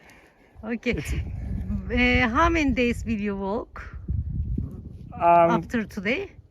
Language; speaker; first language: English; non-native, learner; Turkish